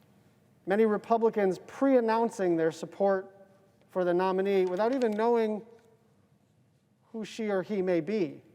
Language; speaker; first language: English; native; English